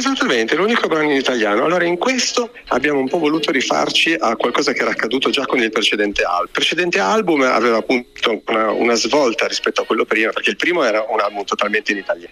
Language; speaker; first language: Italian; native; Italian